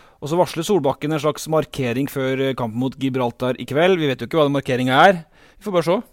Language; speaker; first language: Norwegian; native; Norwegian